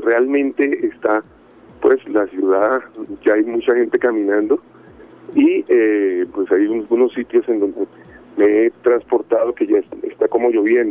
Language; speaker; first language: Spanish; native; Spanish